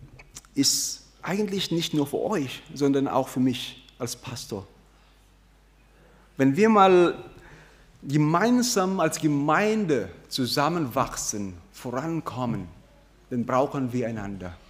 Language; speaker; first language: German; non-native, fluent; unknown